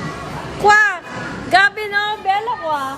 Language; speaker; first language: Italian; non-native, fluent; Filipino